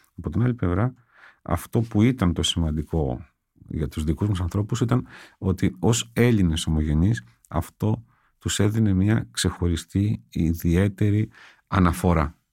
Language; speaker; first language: Greek; native; Greek